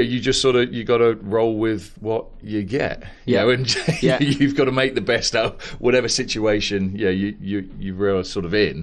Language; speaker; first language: English; native; English